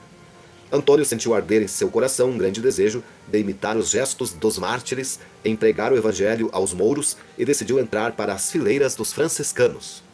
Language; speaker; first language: Portuguese; native; Portuguese